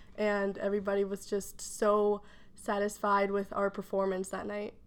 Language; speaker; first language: English; early bilingual, other home language; Spanish